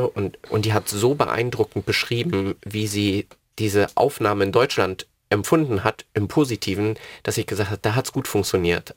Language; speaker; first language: German; native; German